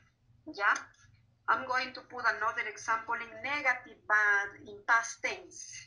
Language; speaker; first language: English; non-native, fluent; Spanish